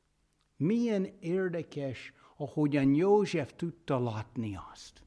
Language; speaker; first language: Hungarian; non-native, fluent; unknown